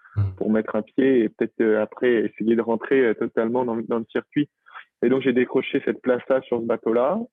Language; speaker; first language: French; native; French